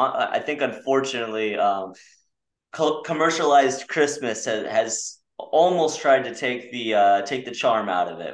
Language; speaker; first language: English; native; English